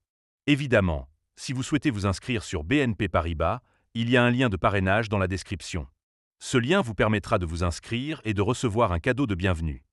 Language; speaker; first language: French; native; French